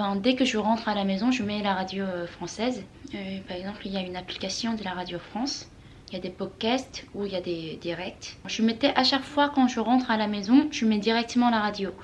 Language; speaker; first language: French; non-native, fluent; Korean